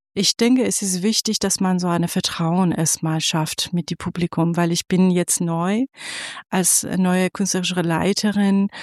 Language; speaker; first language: German; non-native, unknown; Persian